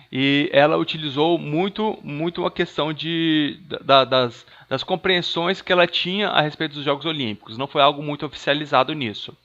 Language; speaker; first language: Portuguese; native; Portuguese